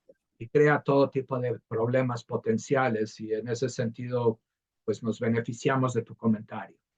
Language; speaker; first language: Spanish; native; Spanish